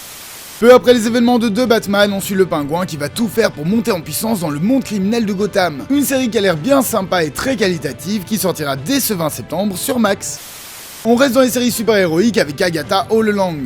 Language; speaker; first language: French; native; French